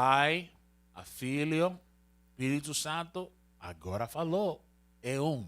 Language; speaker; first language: Portuguese; non-native, learner; Spanish